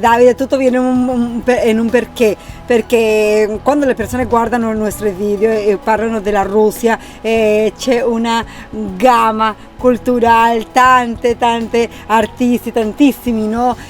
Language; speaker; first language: Italian; non-native, fluent; Spanish